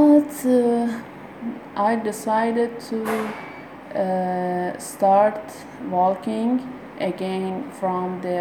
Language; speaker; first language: English; non-native, learner; Persian